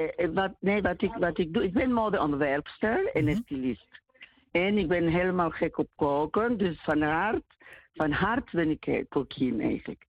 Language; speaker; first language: Dutch; non-native, learner; Spanish